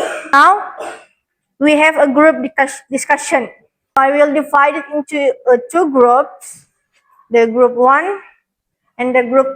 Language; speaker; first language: English; non-native, learner; Indonesian